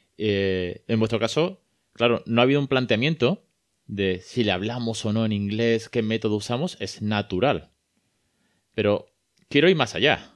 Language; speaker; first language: Spanish; native; Spanish